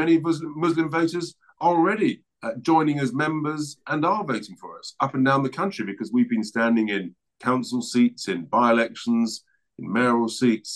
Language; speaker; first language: English; native; English